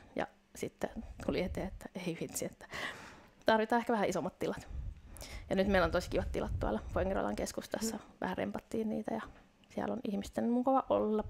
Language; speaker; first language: Finnish; native; Finnish